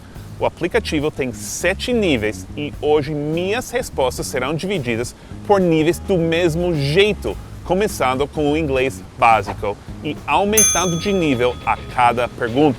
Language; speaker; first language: Portuguese; non-native, fluent; English